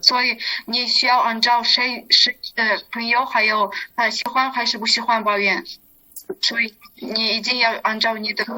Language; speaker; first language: Chinese; non-native, learner; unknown